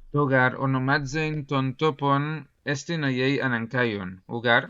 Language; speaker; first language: Greek; non-native, fluent; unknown